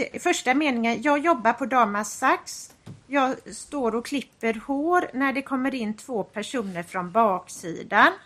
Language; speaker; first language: Swedish; native; Swedish